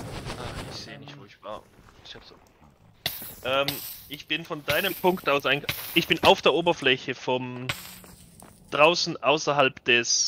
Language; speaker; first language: German; native; German